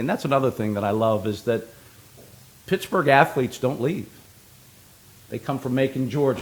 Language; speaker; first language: English; native; English